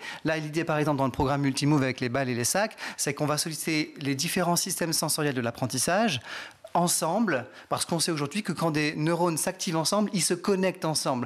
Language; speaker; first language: French; native; French